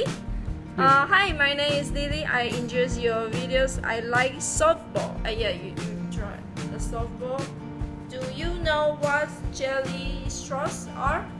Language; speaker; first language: English; non-native, learner; Chinese